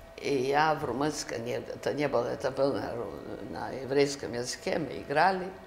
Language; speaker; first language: Russian; early bilingual, other home language; Yiddish